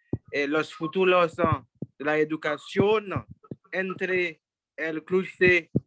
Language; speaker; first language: Spanish; non-native, fluent; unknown